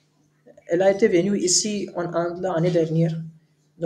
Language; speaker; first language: French; non-native, learner; Hindi